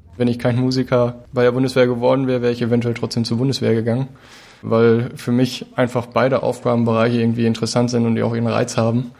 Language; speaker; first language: German; native; German